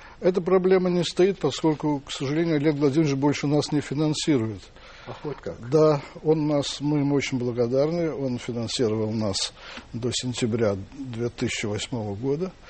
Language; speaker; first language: Russian; native; Russian